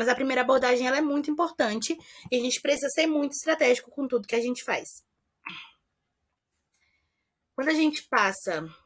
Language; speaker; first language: Portuguese; native; Portuguese